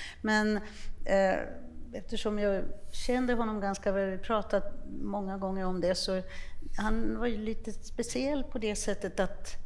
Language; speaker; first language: Swedish; non-native, fluent; Polish